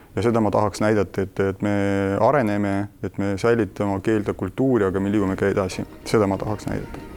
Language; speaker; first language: Estonian; non-native, local second language; Russian